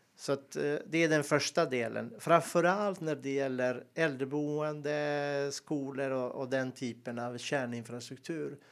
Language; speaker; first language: Swedish; non-native, fluent; Serbian